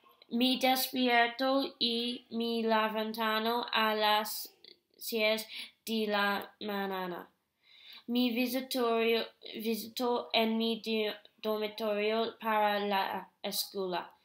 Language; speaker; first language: Spanish; non-native, learner; English